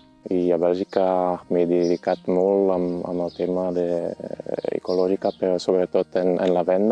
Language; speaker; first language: Catalan; non-native, fluent; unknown